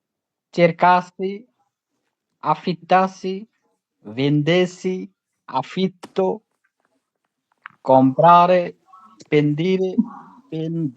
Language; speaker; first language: Italian; non-native, learner; Bangla